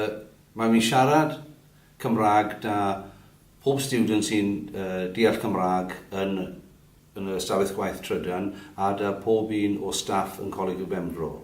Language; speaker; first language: Welsh; non-native, learner; English